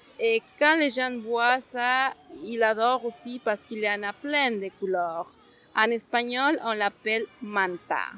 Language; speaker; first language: French; non-native, fluent; Spanish